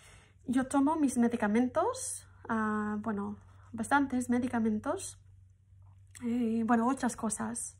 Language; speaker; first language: Spanish; non-native, fluent; English